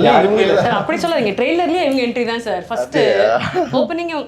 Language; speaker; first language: Tamil; native; Tamil